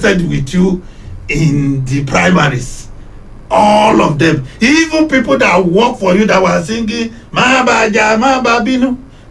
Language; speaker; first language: English; non-native, local second language; Yoruba